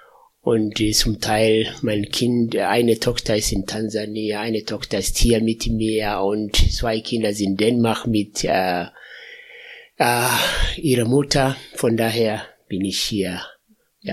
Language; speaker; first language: German; non-native, fluent; Swahili